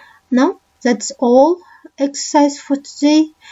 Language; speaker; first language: English; non-native, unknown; Kyrgyz